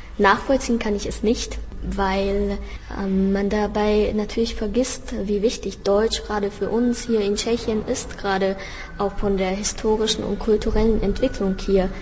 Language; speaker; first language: German; early bilingual, heritage; Czech